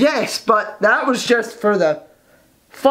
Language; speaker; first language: English; native; English